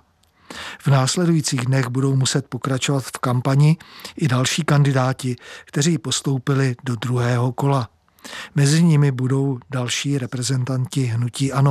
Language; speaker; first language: Czech; native; Czech